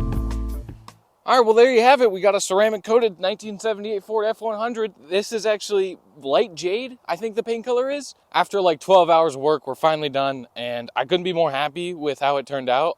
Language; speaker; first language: English; native; English